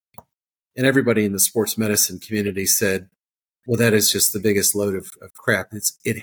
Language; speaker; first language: English; native; English